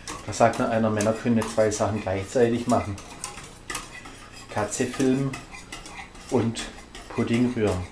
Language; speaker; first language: German; native; German